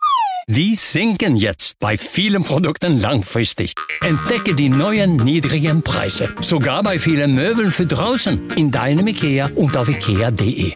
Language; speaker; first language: German; native; German